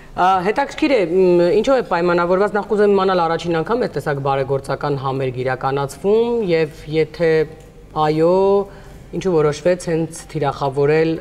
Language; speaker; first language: Armenian; native; Armenian